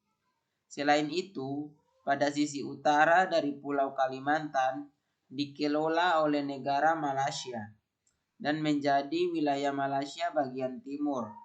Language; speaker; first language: Indonesian; native; Indonesian